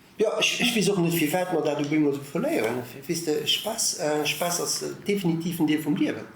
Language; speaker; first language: Luxembourgish; early bilingual, other home language; Italian